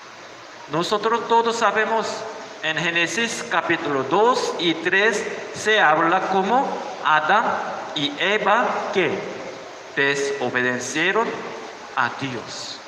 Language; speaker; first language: Spanish; non-native, learner; Korean